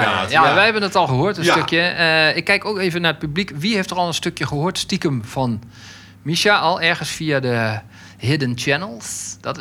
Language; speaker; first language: Dutch; native; Dutch